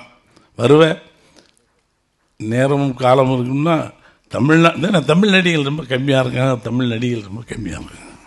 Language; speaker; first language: Tamil; native; Tamil